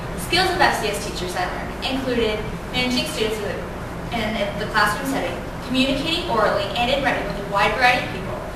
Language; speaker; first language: English; native; English